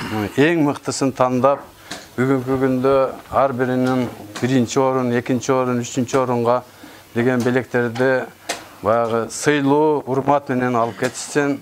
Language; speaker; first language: Kyrgyz; native; Kyrgyz